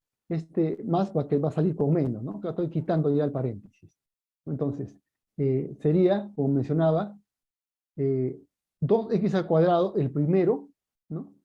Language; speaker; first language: Spanish; native; Spanish